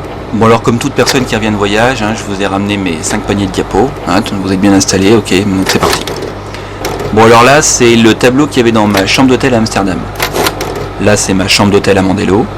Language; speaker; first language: French; native; French